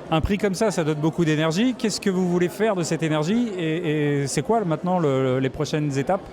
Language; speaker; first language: French; native; French